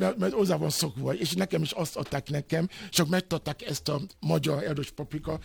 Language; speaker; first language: Hungarian; non-native, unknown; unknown